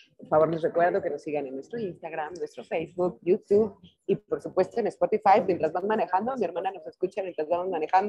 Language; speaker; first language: Spanish; native; Spanish